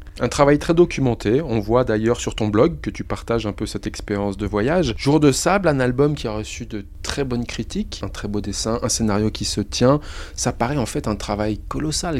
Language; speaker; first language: French; native; French